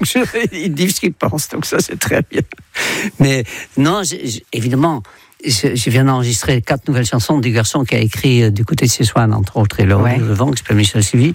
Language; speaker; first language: French; non-native, fluent; Dutch